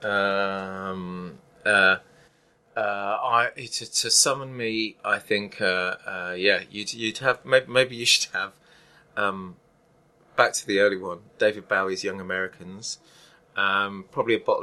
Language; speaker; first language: English; native; English